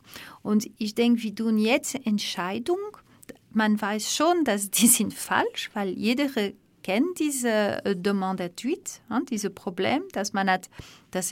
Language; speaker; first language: German; non-native, fluent; French